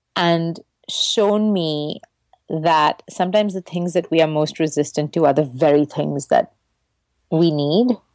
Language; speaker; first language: English; native; English